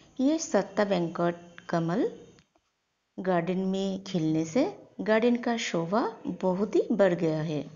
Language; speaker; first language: Hindi; non-native, local second language; Bangla